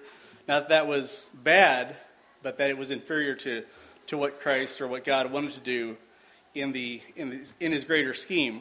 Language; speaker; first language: English; native; English